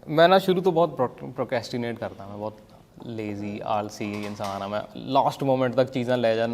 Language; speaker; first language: Hindi; non-native, local second language; Punjabi